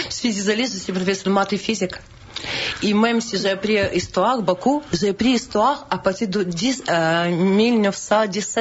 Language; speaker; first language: French; non-native, learner; Russian